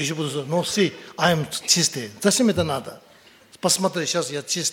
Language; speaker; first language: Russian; non-native, learner; Tibetan